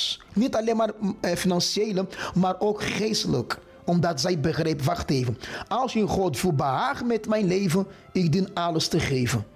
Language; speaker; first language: Dutch; non-native, fluent; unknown